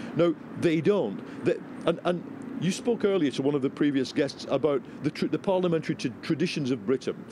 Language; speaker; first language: English; native; English